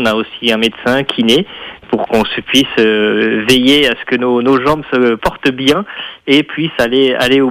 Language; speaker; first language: French; native; French